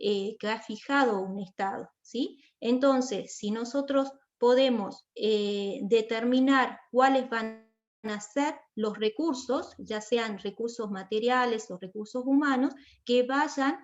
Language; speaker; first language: Spanish; native; Spanish